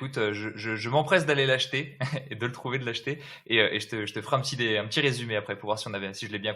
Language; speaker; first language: French; native; French